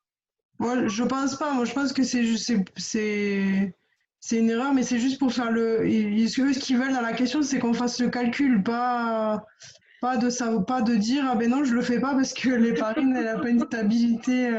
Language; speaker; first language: French; native; French